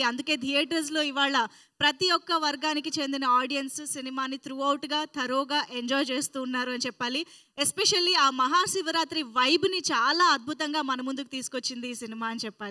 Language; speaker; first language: Telugu; native; Telugu